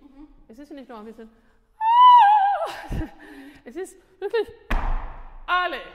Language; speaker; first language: German; non-native, fluent; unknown